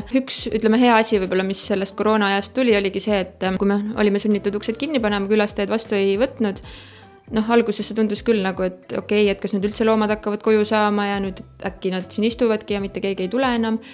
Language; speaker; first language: Estonian; native; Estonian